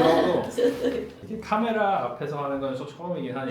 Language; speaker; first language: Korean; native; Korean